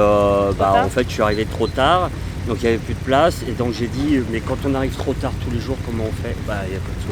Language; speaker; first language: French; native; French